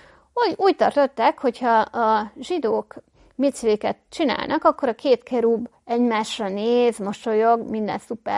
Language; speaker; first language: Hungarian; native; Hungarian